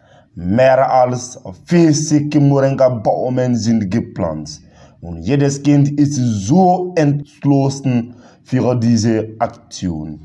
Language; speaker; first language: German; non-native, learner; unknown